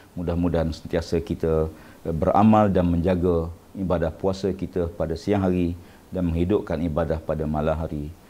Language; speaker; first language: Malay; native; Malay